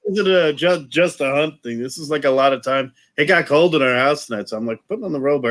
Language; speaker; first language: English; native; English